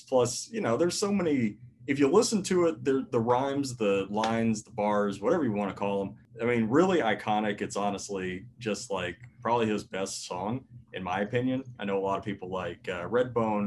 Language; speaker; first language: English; native; English